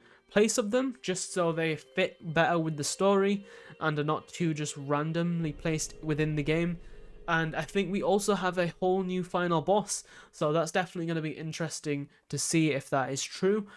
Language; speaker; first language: English; native; English